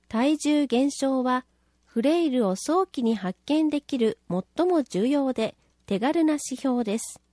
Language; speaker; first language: Japanese; native; Japanese